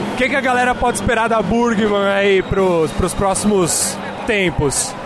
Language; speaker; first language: Portuguese; native; Portuguese